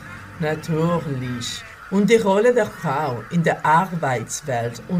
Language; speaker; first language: German; non-native, learner; Spanish